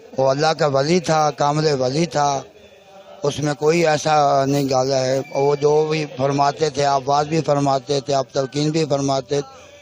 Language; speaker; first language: Urdu; non-native, local second language; Punjabi